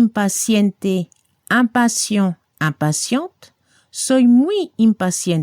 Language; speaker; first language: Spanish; non-native, fluent; French